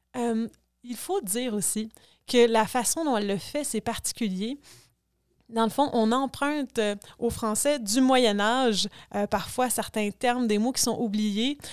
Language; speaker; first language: French; native; French